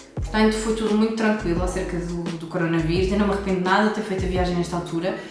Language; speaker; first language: Portuguese; native; Portuguese